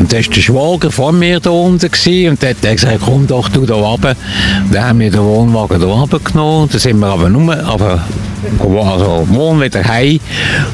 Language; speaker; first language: German; native; German